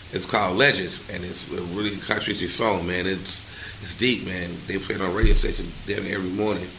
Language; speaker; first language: English; native; English